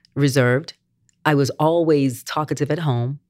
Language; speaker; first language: English; native; English